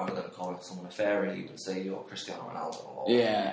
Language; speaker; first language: English; native; English